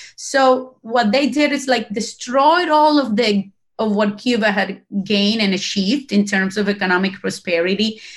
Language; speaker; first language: English; non-native, fluent; Spanish